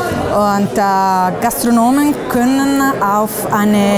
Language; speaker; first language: German; non-native, fluent; Italian